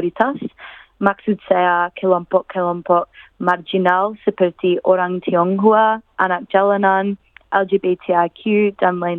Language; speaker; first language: Indonesian; non-native, fluent; English